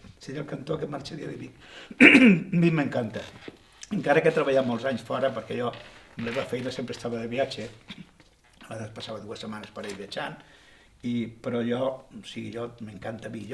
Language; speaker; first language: Catalan; non-native, local second language; Spanish